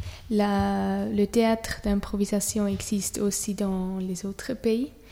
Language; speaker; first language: French; non-native, fluent; German